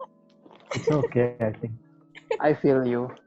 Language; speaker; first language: English; non-native, learner; Indonesian